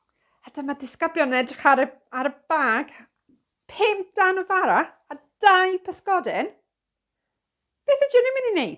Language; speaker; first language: Welsh; non-native, fluent; English